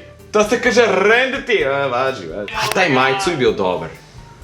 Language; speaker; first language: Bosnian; early bilingual, heritage; English